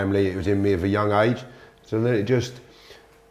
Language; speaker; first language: English; native; English